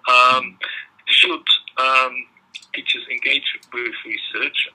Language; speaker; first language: English; non-native, fluent; Dutch